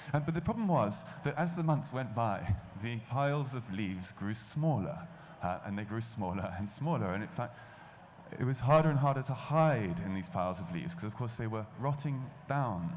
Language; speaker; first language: English; native; English